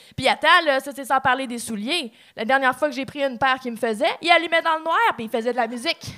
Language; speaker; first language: French; native; French